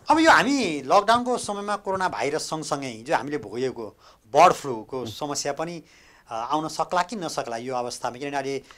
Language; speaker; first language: Nepali; native; Nepali